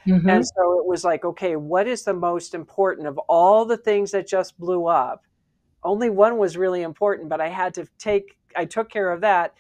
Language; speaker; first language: English; native; English